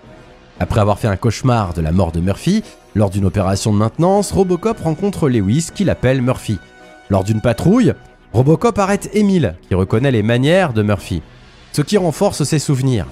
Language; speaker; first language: French; native; French